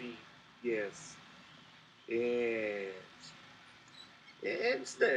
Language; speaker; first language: English; non-native, learner; Portuguese